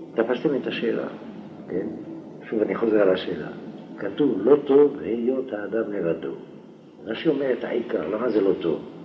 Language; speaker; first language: Hebrew; non-native, fluent; French